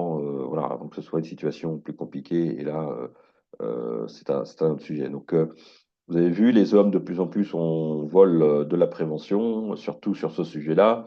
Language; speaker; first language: French; native; French